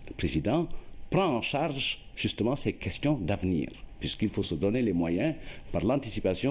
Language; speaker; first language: French; non-native, local second language; Wolof